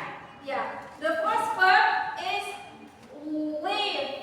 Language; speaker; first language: English; non-native, learner; Indonesian